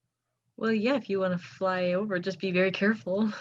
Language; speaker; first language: English; native; English